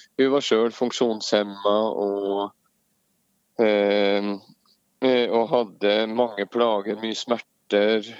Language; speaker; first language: Norwegian; native; Norwegian